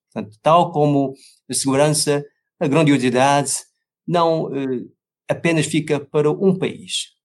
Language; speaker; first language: Portuguese; non-native, fluent; Chinese